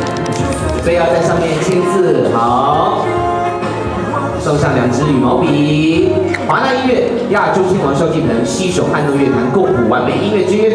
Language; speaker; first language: Chinese; native; Chinese